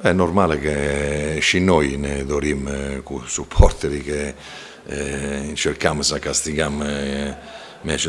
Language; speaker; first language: Romanian; non-native, fluent; Italian